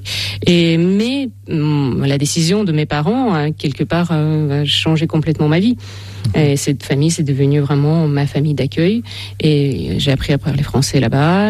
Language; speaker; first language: French; non-native, fluent; Russian